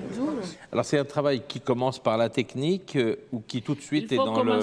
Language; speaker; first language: French; native; French